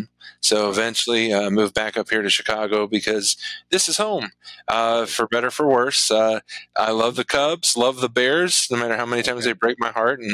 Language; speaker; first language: English; native; English